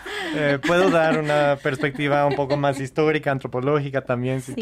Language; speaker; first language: Spanish; non-native, fluent; English